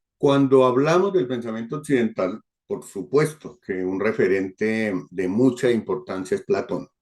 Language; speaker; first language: Spanish; native; Spanish